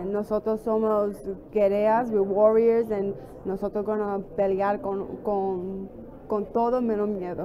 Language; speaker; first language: Spanish; early bilingual, heritage; English